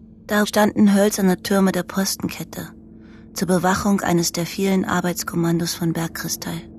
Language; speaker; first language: German; native; German